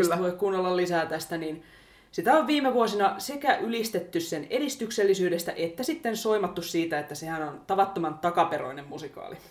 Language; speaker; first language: Finnish; native; Finnish